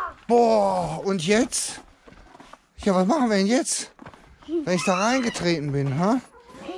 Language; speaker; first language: German; native; German